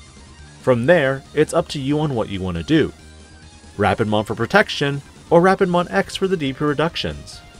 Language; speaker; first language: English; native; English